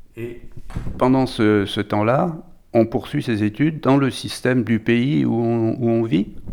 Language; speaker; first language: French; native; French